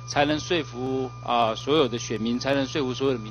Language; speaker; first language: Chinese; native; Chinese